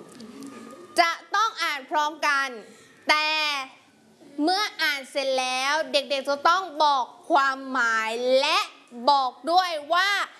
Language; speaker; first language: Thai; native; Thai